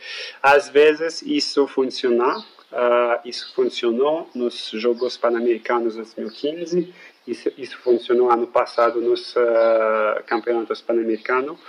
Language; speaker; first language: Portuguese; non-native, fluent; French